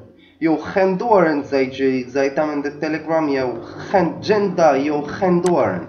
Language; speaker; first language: Chinese; non-native, learner; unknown